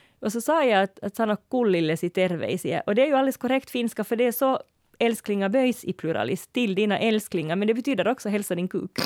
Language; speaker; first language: Swedish; native; Swedish